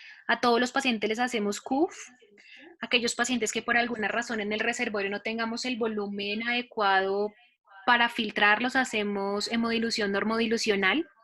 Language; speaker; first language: Spanish; native; Spanish